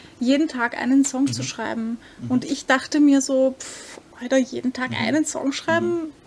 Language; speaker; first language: German; native; German